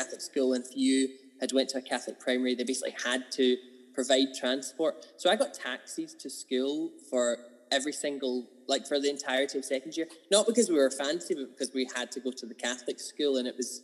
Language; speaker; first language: English; native; English